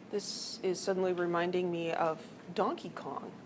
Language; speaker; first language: English; native; English